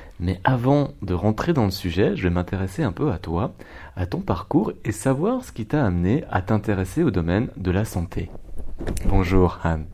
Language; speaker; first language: French; native; French